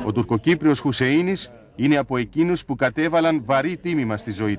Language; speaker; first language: Greek; native; Greek